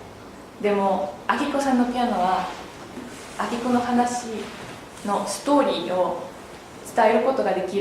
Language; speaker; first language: Japanese; non-native, learner; Thai